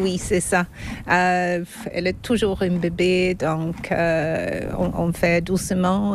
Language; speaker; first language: French; non-native, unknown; Swedish